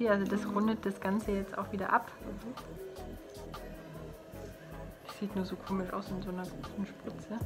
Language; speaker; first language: German; native; German